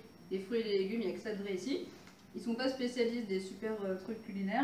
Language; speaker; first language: French; native; French